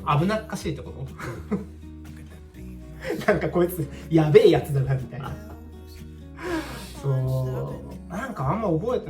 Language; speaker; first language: Japanese; native; Japanese